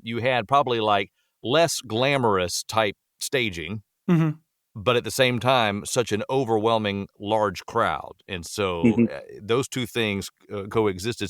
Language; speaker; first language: English; native; English